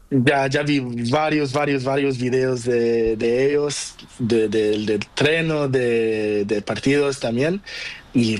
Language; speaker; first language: Spanish; non-native, learner; Portuguese